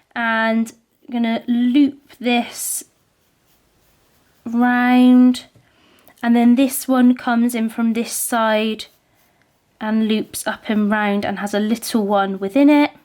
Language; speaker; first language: English; native; English